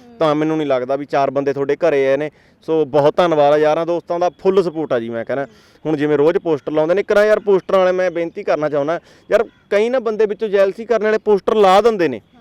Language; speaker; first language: Punjabi; native; Punjabi